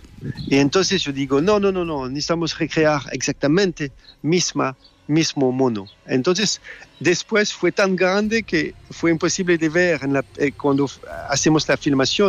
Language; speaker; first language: Spanish; non-native, fluent; French